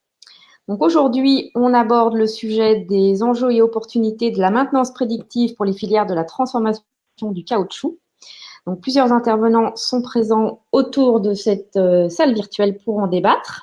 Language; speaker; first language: French; native; French